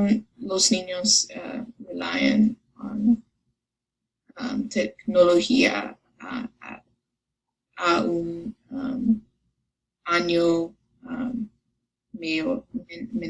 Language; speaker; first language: Spanish; non-native, learner; English